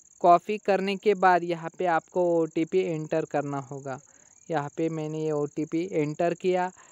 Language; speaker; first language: Hindi; non-native, local second language; Marathi